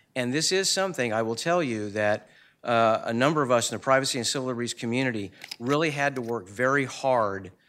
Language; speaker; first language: English; native; English